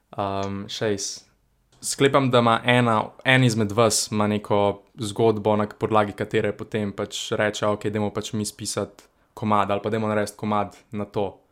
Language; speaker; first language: Slovenian; native; Slovenian